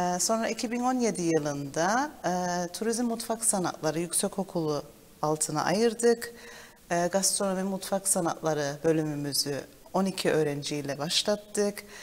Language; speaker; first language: Turkish; early bilingual, heritage; Turkish